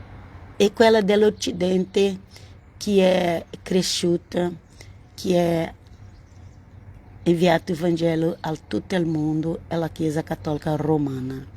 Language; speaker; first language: Italian; non-native, learner; Portuguese